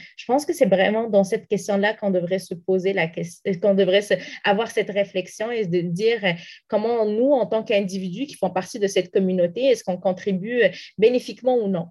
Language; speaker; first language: French; non-native, local second language; Arabic